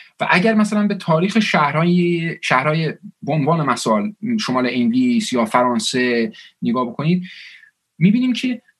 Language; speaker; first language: Persian; early bilingual, heritage; Persian